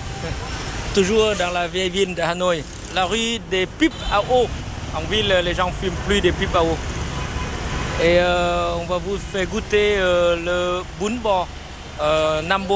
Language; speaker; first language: French; non-native, fluent; Vietnamese